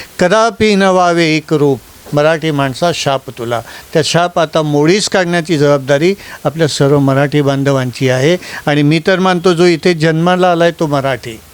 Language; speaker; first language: Marathi; non-native, local second language; Gujarati